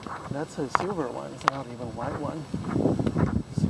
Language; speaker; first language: English; non-native, fluent; Chinese